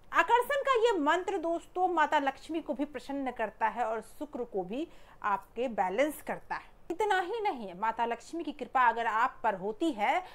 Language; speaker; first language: Hindi; native; Hindi